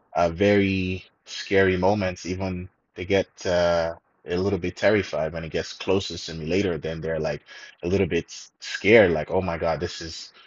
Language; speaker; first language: English; non-native, local second language; Yoruba